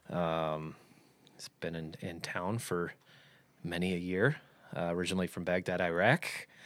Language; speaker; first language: English; native; English